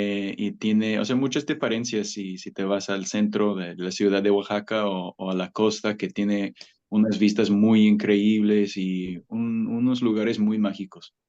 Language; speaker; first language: Spanish; non-native, fluent; English